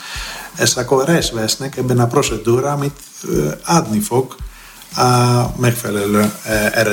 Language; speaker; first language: Hungarian; non-native, learner; Greek